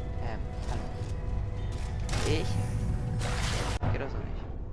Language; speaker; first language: German; native; German